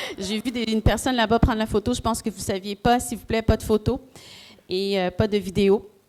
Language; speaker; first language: French; early bilingual, other home language; Haitian Creole